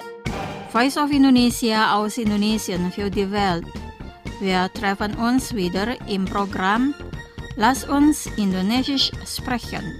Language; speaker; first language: German; non-native, fluent; Indonesian